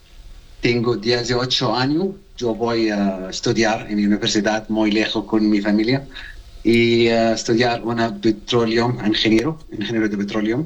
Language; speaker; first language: Spanish; non-native, learner; Arabic